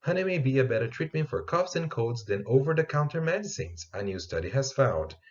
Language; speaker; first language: English; non-native, fluent; Portuguese